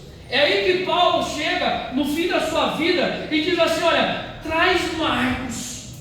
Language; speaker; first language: Portuguese; native; Portuguese